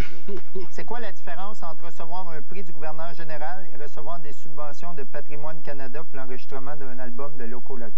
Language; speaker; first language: French; native; French